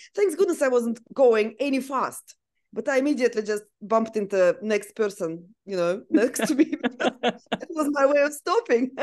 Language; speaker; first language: English; non-native, fluent; Russian